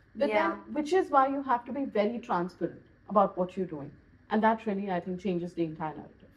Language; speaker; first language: English; non-native, local second language; Hindi